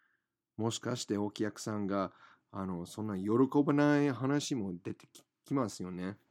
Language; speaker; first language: Japanese; non-native, fluent; English